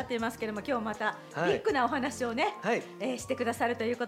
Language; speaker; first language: Japanese; native; Japanese